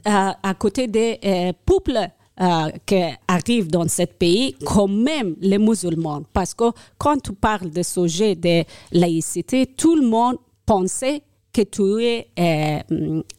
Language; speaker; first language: French; non-native, learner; Persian